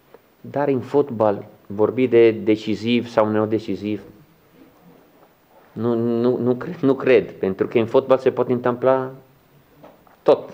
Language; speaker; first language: Romanian; non-native, learner; Italian